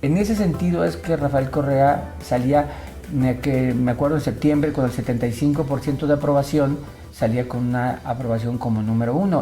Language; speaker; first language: Spanish; native; Spanish